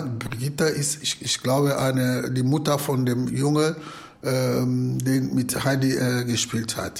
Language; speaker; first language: German; non-native, fluent; Lingala